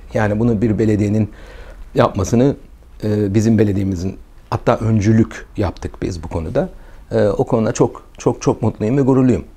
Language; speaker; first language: Turkish; native; Turkish